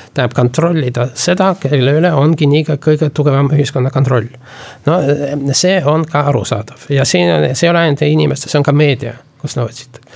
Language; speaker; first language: Estonian; non-native, local second language; Russian